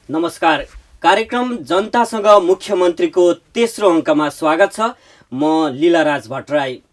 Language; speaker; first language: Nepali; native; Nepali